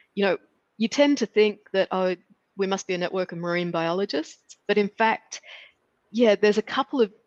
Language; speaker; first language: English; native; English